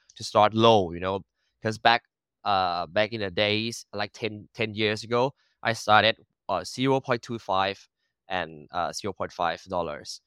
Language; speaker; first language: English; non-native, learner; Thai